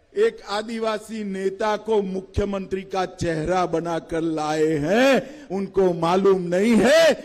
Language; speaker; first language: Hindi; native; Hindi